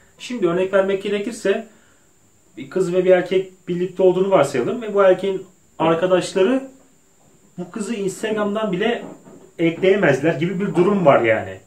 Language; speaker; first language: Turkish; native; Turkish